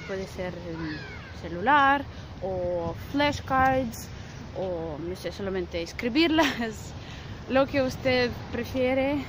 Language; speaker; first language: Spanish; non-native, fluent; Russian